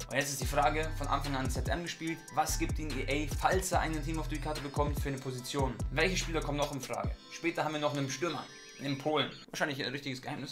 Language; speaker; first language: German; native; German